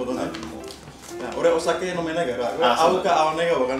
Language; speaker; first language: Japanese; non-native, learner; Indonesian